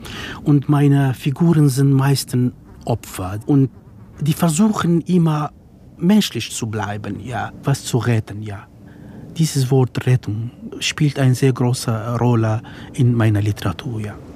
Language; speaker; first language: German; non-native, fluent; Kurdish